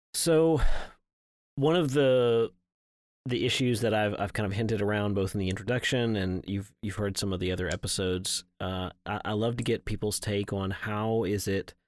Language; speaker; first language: English; native; English